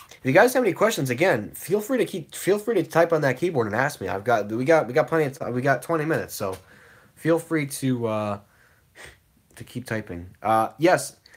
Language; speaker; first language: English; native; English